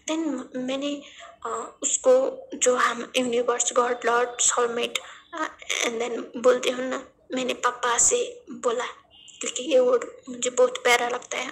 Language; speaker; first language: Hindi; non-native, learner; Nepali